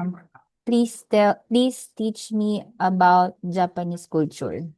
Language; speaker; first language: English; non-native, local second language; Filipino